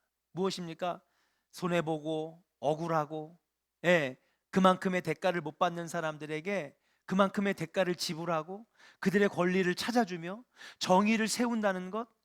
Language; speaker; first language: Korean; native; Korean